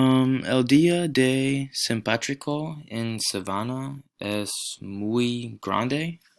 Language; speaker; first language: Spanish; non-native, learner; English